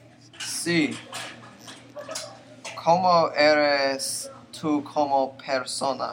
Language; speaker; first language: Spanish; non-native, learner; English